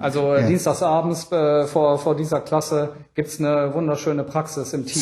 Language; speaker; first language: German; native; German